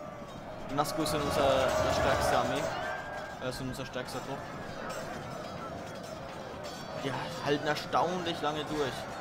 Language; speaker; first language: German; native; German